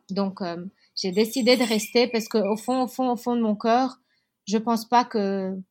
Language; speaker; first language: French; non-native, local second language; Arabic